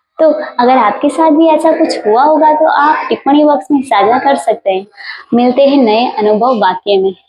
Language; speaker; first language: Hindi; non-native, local second language; Gujarati